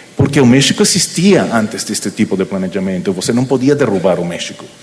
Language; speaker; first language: Portuguese; non-native, learner; Spanish